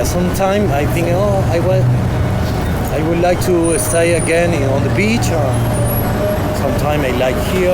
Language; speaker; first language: English; non-native, learner; Spanish